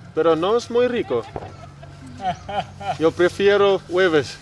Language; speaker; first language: Spanish; non-native, learner; English